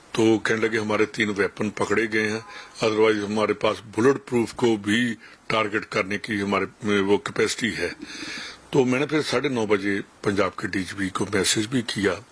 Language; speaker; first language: Urdu; non-native, local second language; Punjabi